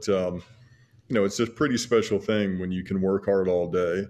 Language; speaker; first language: English; native; English